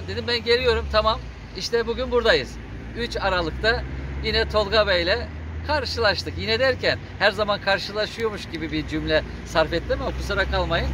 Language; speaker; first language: Turkish; native; Turkish